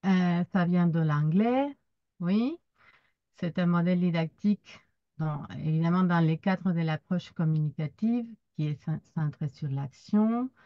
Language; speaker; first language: French; non-native, fluent; Spanish